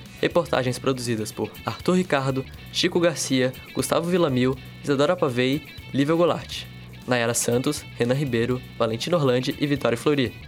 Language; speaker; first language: Portuguese; native; Portuguese